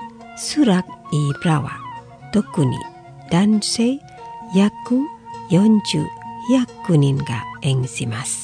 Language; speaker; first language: Japanese; non-native, fluent; Indonesian